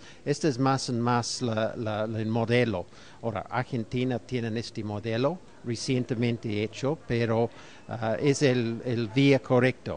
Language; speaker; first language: Spanish; non-native, fluent; English